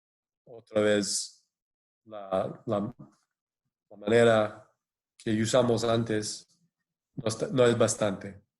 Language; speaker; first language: Spanish; non-native, fluent; English